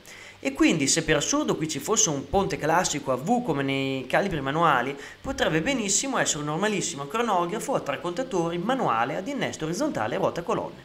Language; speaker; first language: Italian; native; Italian